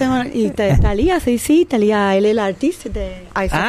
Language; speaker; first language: French; non-native, learner; Spanish